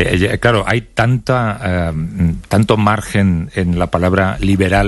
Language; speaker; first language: Spanish; native; Spanish